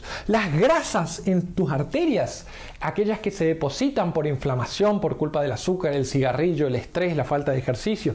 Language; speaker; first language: Spanish; native; Spanish